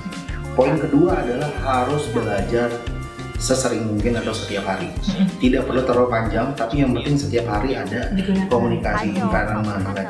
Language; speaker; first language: Indonesian; native; Indonesian